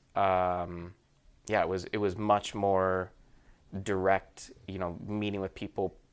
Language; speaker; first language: English; native; English